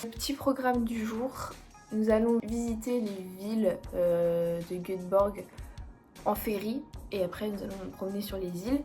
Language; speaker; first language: French; native; French